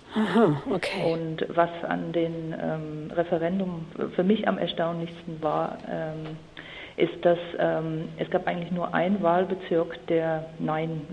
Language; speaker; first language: German; non-native, fluent; English